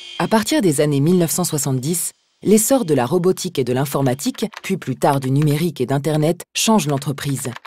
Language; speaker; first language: French; native; French